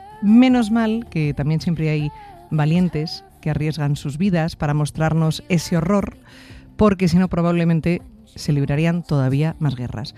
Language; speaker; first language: Spanish; native; Spanish